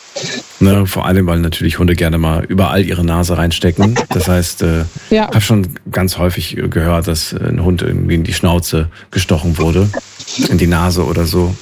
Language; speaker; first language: German; native; German